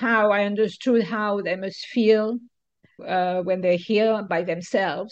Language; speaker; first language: English; non-native, fluent; French